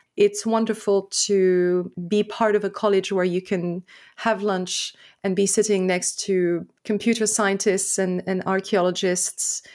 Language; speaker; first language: English; non-native, fluent; French